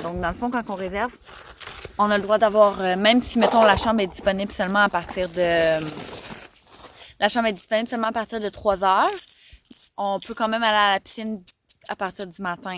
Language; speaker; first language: French; native; French